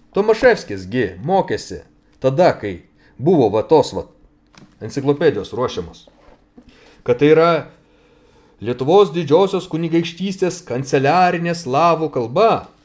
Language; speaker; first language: Lithuanian; native; Lithuanian